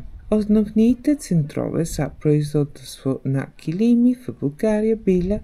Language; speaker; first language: Bulgarian; non-native, learner; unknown